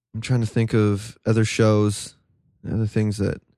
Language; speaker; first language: English; native; English